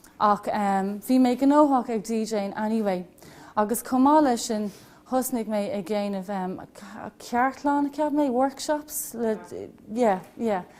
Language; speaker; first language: Irish; non-native, local second language; English